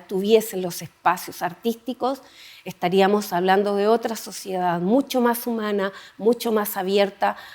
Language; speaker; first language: Spanish; native; Spanish